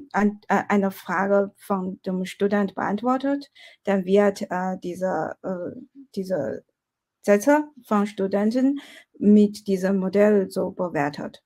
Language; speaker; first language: German; non-native, fluent; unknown